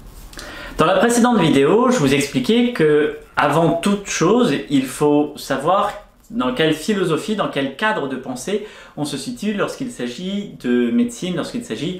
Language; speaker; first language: French; native; French